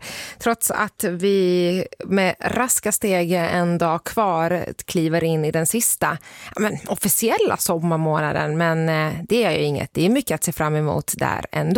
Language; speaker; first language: Swedish; native; Swedish